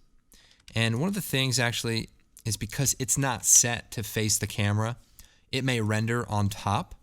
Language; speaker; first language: English; native; English